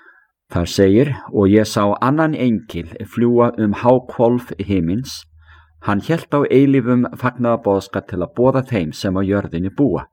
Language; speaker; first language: Icelandic; native; Icelandic